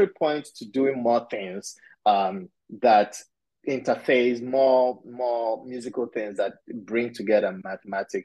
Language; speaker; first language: English; non-native, local second language; Igbo